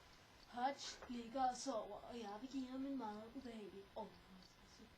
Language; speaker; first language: Danish; native; Danish